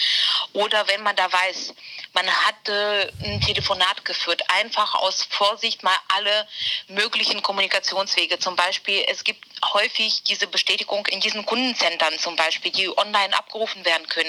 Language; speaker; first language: German; native; German